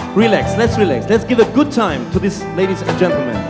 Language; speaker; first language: English; non-native, fluent; Italian